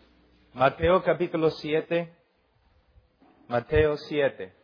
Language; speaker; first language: Spanish; non-native, fluent; English